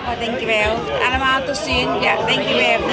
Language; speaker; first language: Dutch; non-native, learner; Thai